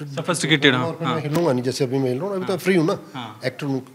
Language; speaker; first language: Hindi; native; Hindi